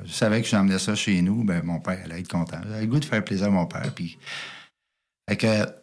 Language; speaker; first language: French; native; French